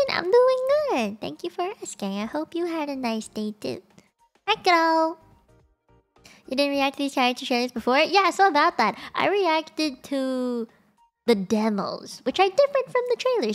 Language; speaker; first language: English; native; English